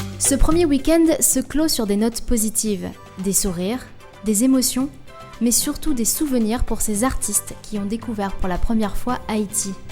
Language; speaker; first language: French; native; French